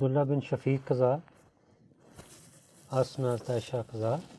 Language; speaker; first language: Bulgarian; non-native, learner; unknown